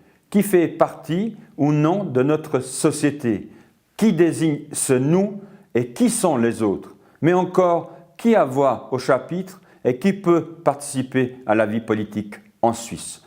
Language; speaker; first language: French; native; French